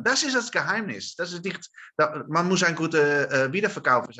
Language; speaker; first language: German; non-native, learner; Dutch